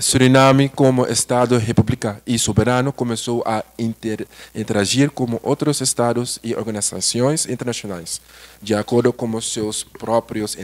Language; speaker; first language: Portuguese; non-native, learner; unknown